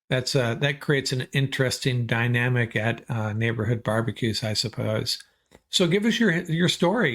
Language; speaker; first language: English; native; English